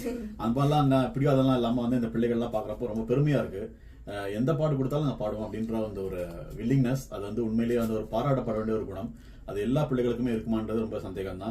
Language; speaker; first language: Tamil; native; Tamil